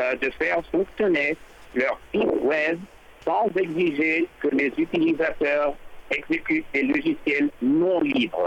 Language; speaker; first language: French; non-native, learner; English